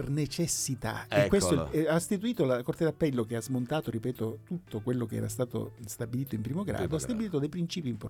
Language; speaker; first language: Italian; native; Italian